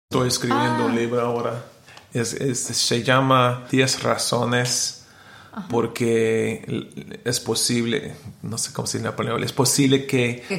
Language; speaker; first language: Spanish; non-native, learner; English